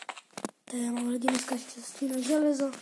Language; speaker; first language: Czech; non-native, learner; Slovak